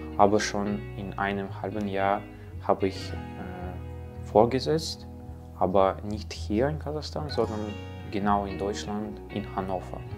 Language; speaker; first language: German; non-native, learner; Russian